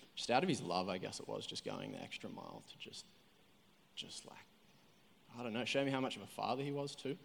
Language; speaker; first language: English; native; English